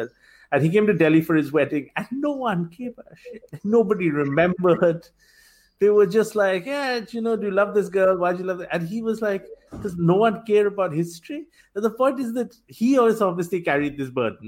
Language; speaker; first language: English; non-native, local second language; Bangla